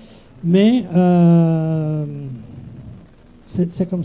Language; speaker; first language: French; non-native, learner; Spanish